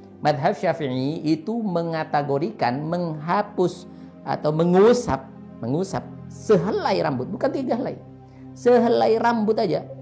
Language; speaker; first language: Indonesian; non-native, local second language; Madurese